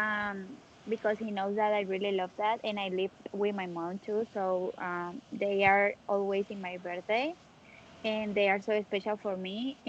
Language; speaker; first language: English; non-native, learner; Spanish